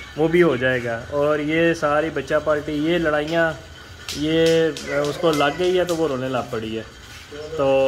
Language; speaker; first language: Urdu; non-native, local second language; Punjabi